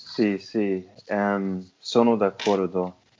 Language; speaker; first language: Italian; non-native, learner; English